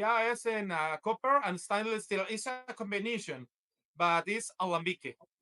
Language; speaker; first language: English; non-native, learner; Spanish